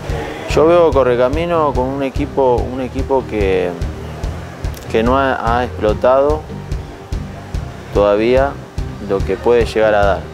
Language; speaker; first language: Spanish; native; Spanish